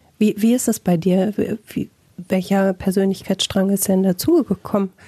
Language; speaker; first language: German; native; German